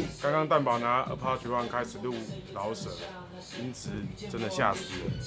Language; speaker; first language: Chinese; native; Chinese